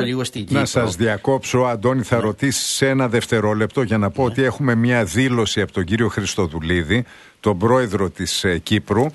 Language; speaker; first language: Greek; native; Greek